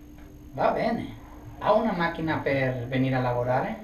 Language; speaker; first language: Italian; non-native, learner; English